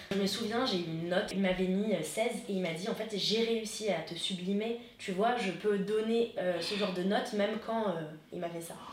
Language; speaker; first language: French; non-native, local second language; Arabic